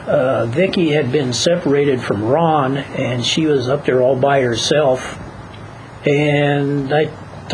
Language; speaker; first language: English; native; English